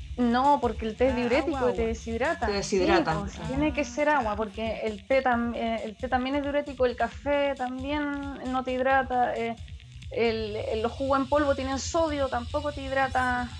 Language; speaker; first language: Spanish; native; Spanish